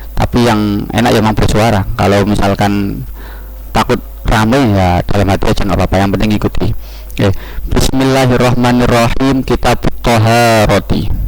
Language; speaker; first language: Indonesian; non-native, local second language; Javanese